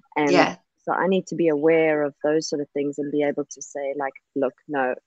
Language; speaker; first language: English; native; English